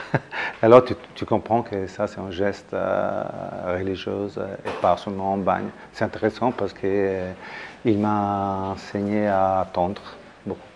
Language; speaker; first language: French; non-native, fluent; Italian